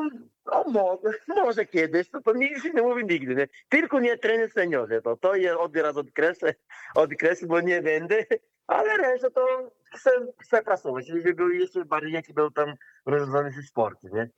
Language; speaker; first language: Polish; non-native, learner; Portuguese